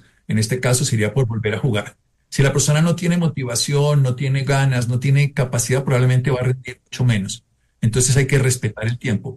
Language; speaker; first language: Spanish; native; Spanish